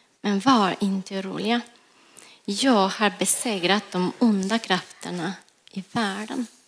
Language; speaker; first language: Swedish; non-native, fluent; Spanish